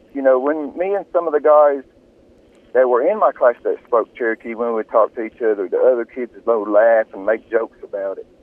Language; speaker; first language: English; early bilingual, other home language; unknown